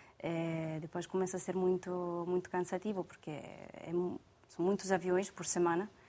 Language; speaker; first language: Portuguese; non-native, fluent; Italian